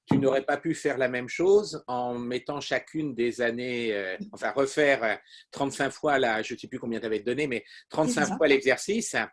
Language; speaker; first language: French; native; French